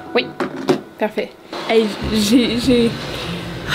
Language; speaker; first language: French; native; French